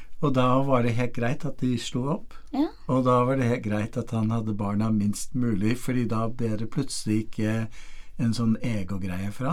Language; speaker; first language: Norwegian; non-native, fluent; English